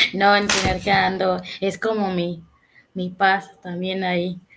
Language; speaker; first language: Spanish; native; Spanish